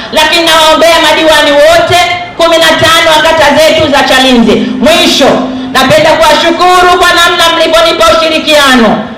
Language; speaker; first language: Swahili; native; Swahili